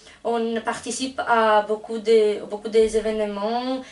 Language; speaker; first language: French; non-native, fluent; Greek